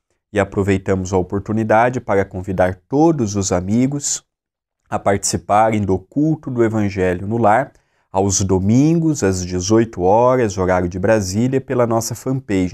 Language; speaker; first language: Portuguese; native; Portuguese